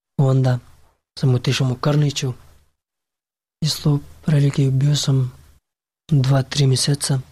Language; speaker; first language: Serbian; non-native, learner; Pashto